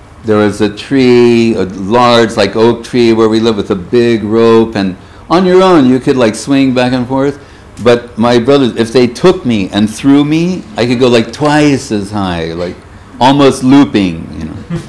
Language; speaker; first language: English; native; English